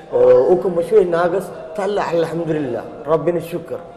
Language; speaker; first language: Arabic; non-native, learner; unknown